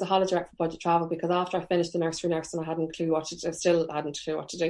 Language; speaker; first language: English; native; English